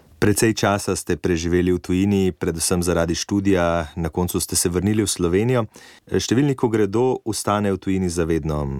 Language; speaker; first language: Slovenian; native; Slovenian